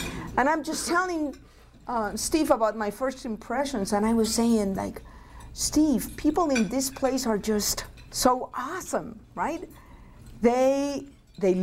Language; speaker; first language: English; non-native, fluent; Spanish